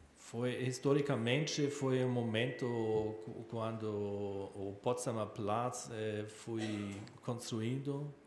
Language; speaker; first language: Portuguese; non-native, learner; German